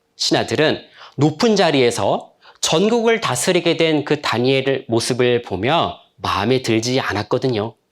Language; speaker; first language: Korean; native; Korean